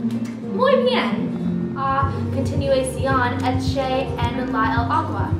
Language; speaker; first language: Spanish; non-native, learner; English